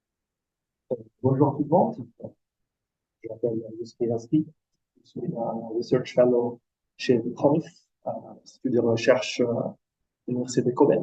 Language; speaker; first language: French; non-native, fluent; Italian